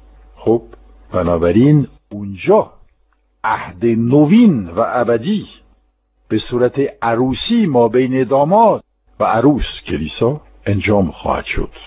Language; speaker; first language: Persian; non-native, fluent; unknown